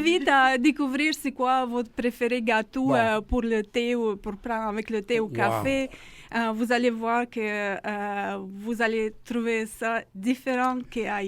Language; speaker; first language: French; non-native, fluent; Russian